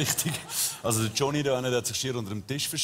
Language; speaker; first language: German; native; German